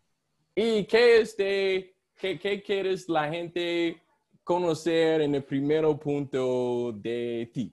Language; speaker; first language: Spanish; non-native, learner; English